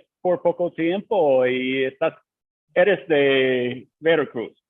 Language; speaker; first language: Spanish; non-native, learner; English